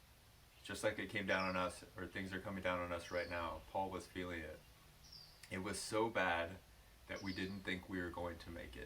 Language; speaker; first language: English; native; English